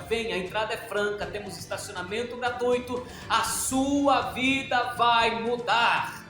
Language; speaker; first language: Portuguese; native; Portuguese